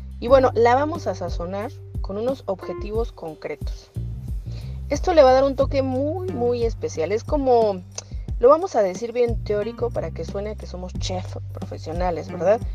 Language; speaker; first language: Spanish; native; Spanish